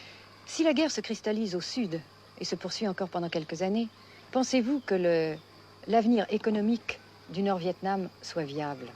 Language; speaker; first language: French; native; French